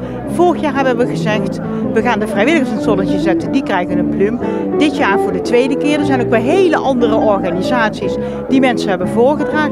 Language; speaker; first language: Dutch; native; Dutch